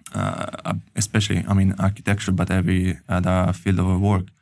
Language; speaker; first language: English; non-native, fluent; Italian